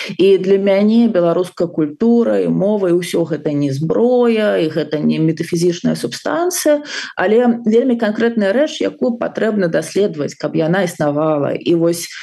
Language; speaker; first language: Belarusian; non-native, local second language; Russian